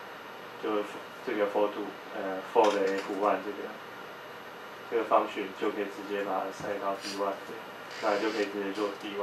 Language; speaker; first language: Chinese; native; Chinese